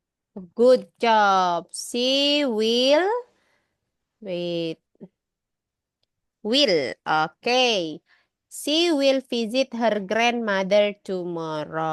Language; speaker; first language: English; non-native, learner; Indonesian